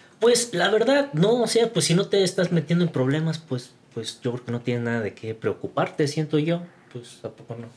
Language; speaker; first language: Spanish; early bilingual, other home language; Korean